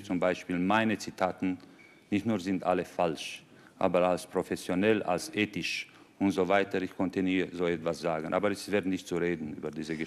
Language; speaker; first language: German; non-native, fluent; Romanian